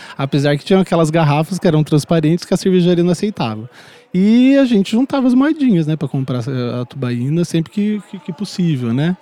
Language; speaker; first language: Portuguese; native; Portuguese